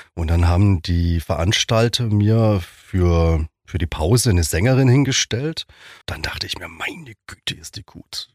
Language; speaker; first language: German; native; German